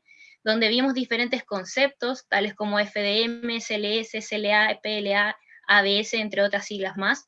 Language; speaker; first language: Spanish; native; Spanish